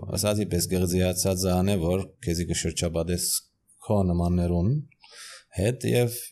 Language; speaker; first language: Armenian; early bilingual, heritage; Armenian